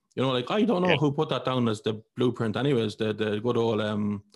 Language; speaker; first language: English; native; English